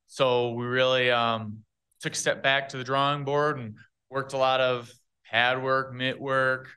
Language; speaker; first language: English; native; English